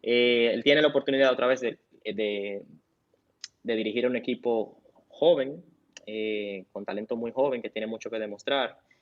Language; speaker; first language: Spanish; native; Spanish